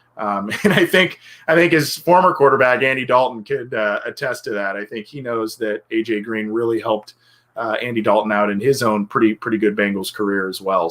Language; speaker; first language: English; native; English